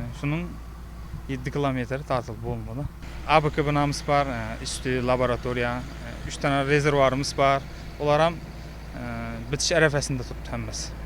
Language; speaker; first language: Uzbek; native; Uzbek